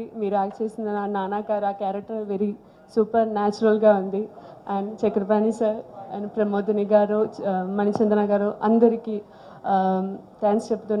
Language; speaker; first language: Telugu; non-native, learner; Malayalam